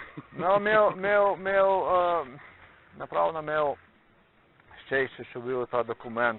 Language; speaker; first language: Polish; non-native, learner; Slovenian